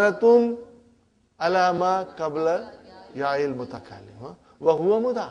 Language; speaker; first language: Arabic; non-native, learner; Urdu